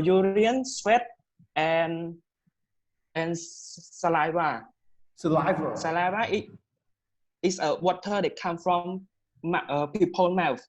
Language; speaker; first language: English; non-native, learner; Khmer